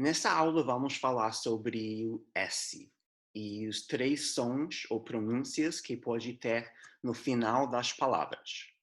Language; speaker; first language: Portuguese; non-native, fluent; English